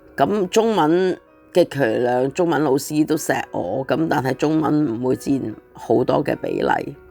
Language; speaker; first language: Cantonese; early bilingual, other home language; Chinese